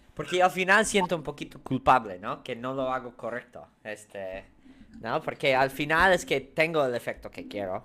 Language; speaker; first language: Spanish; native; Spanish